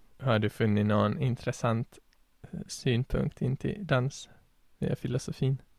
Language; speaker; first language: Swedish; native; Swedish